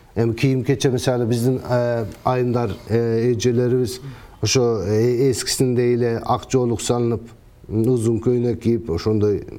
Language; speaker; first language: Kyrgyz; early bilingual, heritage; Kyrgyz